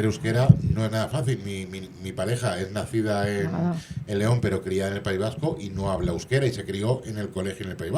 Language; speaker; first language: Spanish; native; Spanish